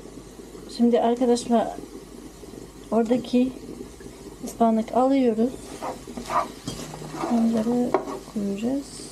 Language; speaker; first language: Turkish; non-native, learner; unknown